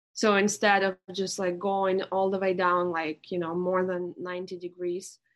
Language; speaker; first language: English; non-native, fluent; Russian